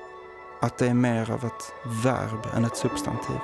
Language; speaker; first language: Swedish; native; Swedish